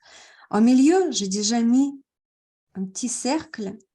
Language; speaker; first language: French; non-native, fluent; Russian